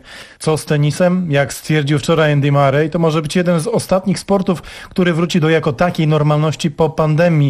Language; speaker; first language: Polish; native; Polish